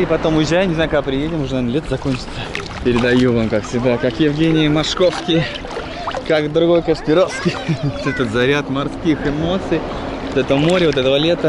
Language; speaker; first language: Russian; native; Russian